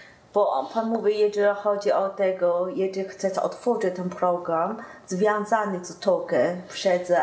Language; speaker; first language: Polish; non-native, learner; Chinese